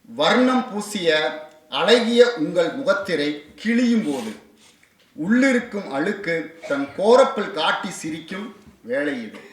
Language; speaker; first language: Tamil; native; Tamil